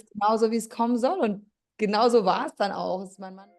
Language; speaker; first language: German; native; German